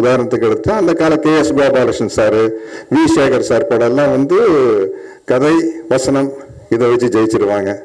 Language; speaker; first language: Tamil; native; Tamil